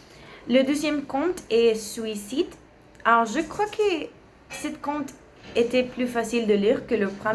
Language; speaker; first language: French; non-native, learner; Spanish